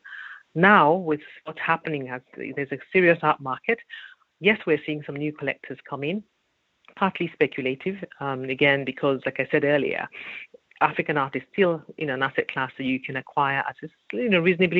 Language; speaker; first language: English; non-native, local second language; Yoruba